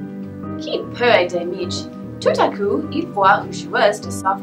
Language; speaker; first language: French; non-native, learner; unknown